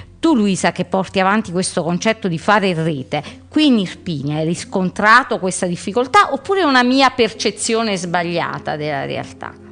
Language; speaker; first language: Italian; native; Italian